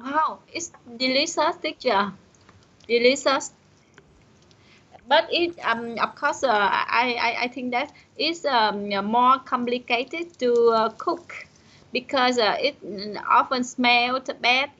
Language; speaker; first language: English; non-native, learner; Vietnamese